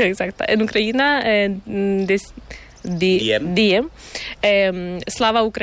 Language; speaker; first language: Catalan; non-native, fluent; Ukrainian